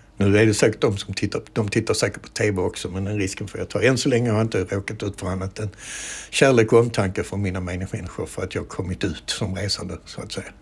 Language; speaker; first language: Swedish; native; Swedish